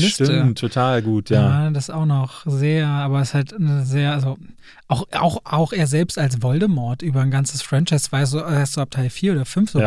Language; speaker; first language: German; native; German